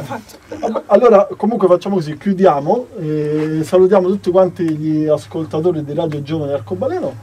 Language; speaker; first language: Italian; native; Italian